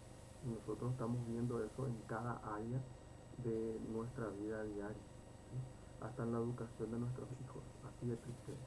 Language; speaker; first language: Spanish; native; Spanish